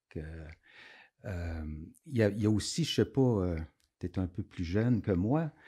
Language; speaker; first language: French; native; French